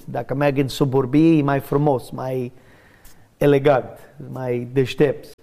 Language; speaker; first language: Romanian; non-native, learner; English